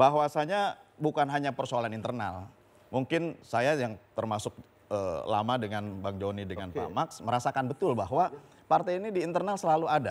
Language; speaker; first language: Indonesian; native; Indonesian